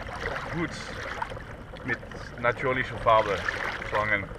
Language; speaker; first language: German; non-native, learner; French